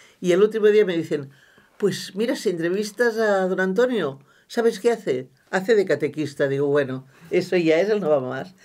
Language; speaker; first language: Spanish; non-native, local second language; Catalan